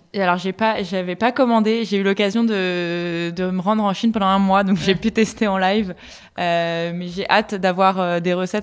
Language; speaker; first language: French; native; French